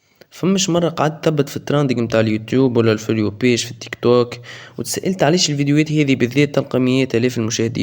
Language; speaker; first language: Arabic; native; Arabic